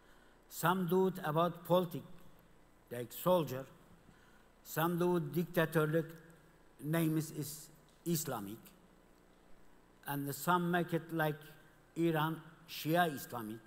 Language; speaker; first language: English; non-native, learner; Kurdish